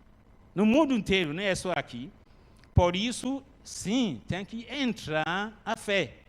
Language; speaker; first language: Portuguese; non-native, learner; Arabic